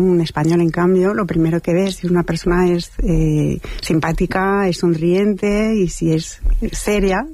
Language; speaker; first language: Spanish; non-native, fluent; French